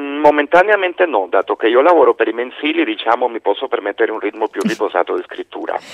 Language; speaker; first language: Italian; non-native, fluent; Spanish